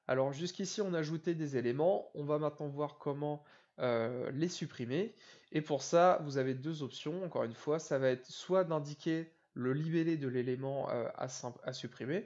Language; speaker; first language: French; native; French